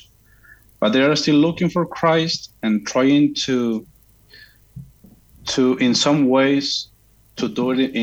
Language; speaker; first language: English; non-native, fluent; Spanish